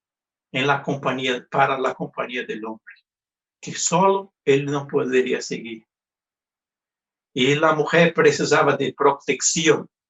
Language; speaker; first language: Spanish; non-native, fluent; Portuguese